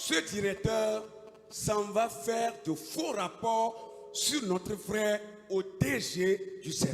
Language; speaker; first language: French; non-native, local second language; Ewe